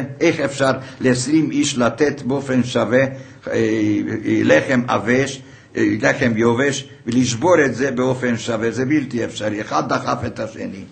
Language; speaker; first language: Hebrew; non-native, fluent; Hungarian